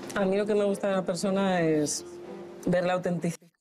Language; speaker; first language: Spanish; native; Spanish